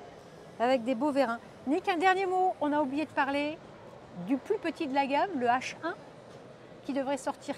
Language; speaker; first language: French; native; French